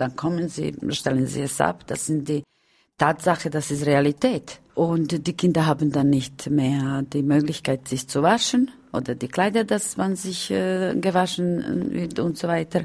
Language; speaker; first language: German; non-native, fluent; Romany